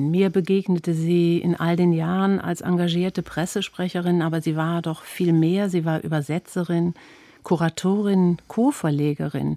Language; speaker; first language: German; native; German